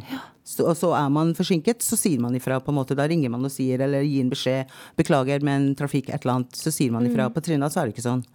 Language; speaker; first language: Norwegian; non-native, fluent; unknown